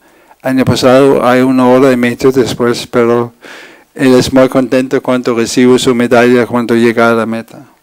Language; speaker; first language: Spanish; non-native, fluent; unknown